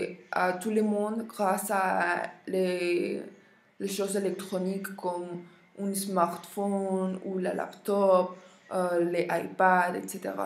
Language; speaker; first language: French; non-native, learner; Spanish